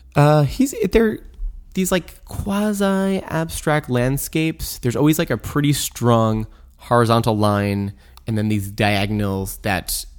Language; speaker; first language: English; native; English